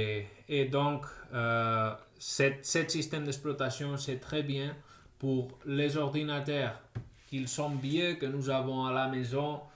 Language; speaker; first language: French; non-native, fluent; Spanish